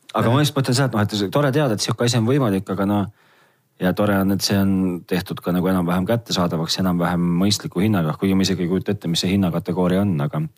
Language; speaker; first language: Estonian; native; Estonian